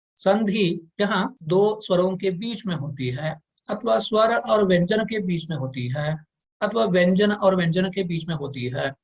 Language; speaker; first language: Hindi; non-native, local second language; Kannada